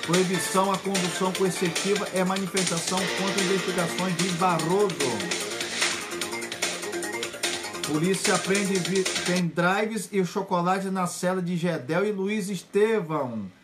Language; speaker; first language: Portuguese; native; Portuguese